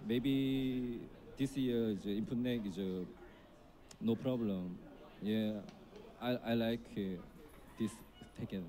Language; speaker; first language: English; non-native, learner; Korean